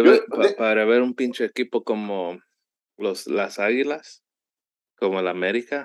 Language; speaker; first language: Spanish; early bilingual, heritage; Spanish